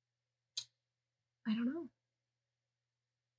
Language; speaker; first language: English; native; English